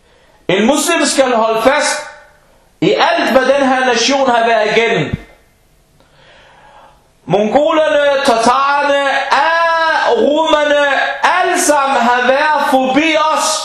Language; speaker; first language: Danish; non-native, fluent; Arabic